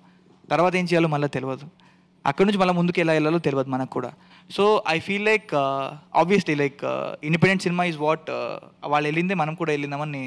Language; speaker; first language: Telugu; native; Telugu